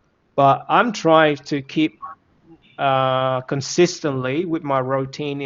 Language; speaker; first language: English; non-native, fluent; Vietnamese